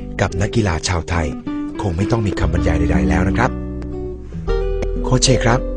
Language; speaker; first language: Thai; native; Thai